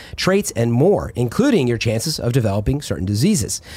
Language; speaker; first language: English; early bilingual, other home language; Italian